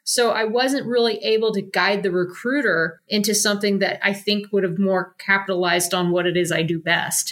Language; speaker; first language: English; native; English